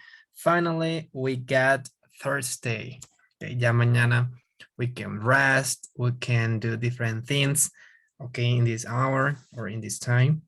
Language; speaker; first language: English; non-native, fluent; Spanish